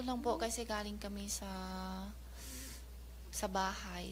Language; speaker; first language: Filipino; non-native, learner; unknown